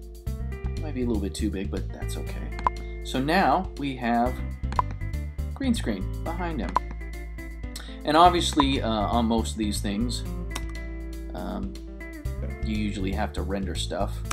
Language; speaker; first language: English; native; English